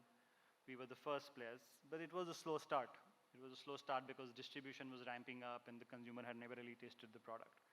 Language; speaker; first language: English; non-native, local second language; Hindi